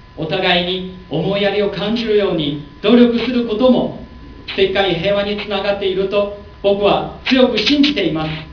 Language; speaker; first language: Japanese; non-native, learner; Chinese